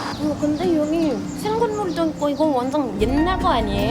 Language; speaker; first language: Korean; non-native, fluent; French